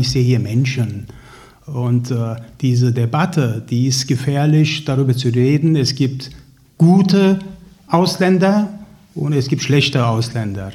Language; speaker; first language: German; early bilingual, other home language; Turkish